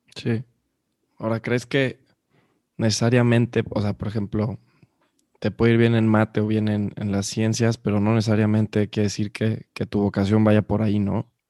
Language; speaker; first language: Spanish; native; Spanish